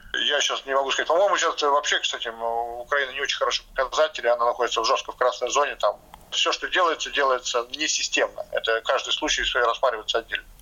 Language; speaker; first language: Russian; non-native, local second language; Latvian